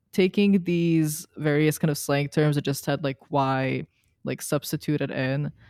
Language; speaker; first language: English; early bilingual, other home language; Serbian